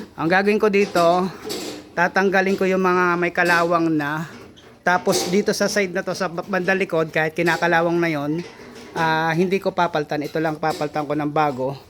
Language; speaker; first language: Filipino; non-native, local second language; Cebuano